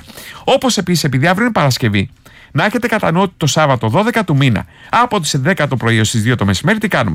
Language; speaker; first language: Greek; native; Greek